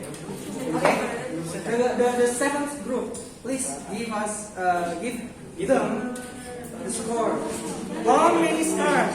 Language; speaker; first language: English; non-native, fluent; Indonesian